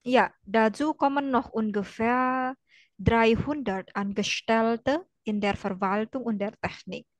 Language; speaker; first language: German; non-native, fluent; Indonesian